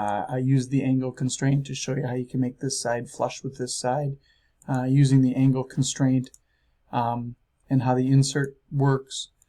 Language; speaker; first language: English; native; English